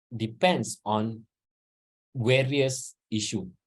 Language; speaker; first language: English; non-native, local second language; Malay